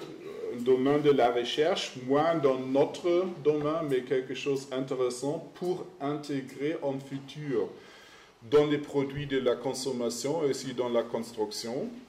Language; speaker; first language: French; non-native, fluent; German